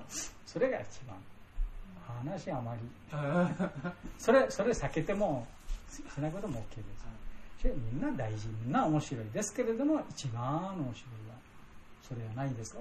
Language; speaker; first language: Japanese; non-native, learner; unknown